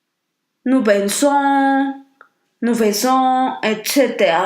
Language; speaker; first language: French; non-native, learner; Spanish